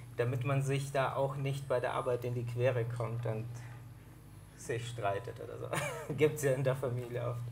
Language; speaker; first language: German; early bilingual, other home language; Greek